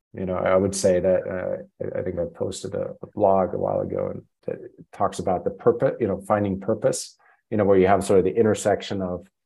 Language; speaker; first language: English; non-native, fluent; German